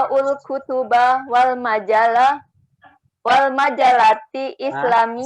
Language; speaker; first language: Arabic; non-native, learner; Indonesian